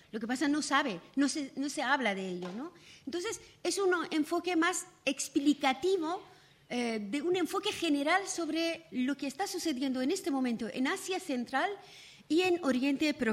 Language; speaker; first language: Spanish; non-native, fluent; Persian